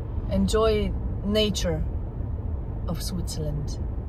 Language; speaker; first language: English; non-native, fluent; German